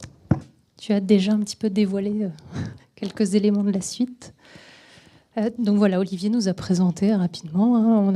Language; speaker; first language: French; native; French